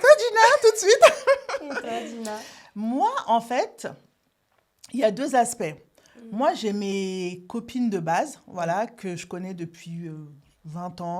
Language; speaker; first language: French; native; French